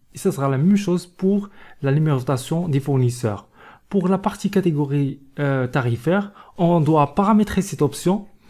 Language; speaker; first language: French; non-native, local second language; Arabic